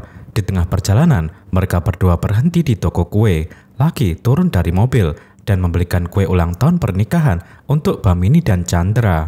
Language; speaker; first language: Indonesian; native; Indonesian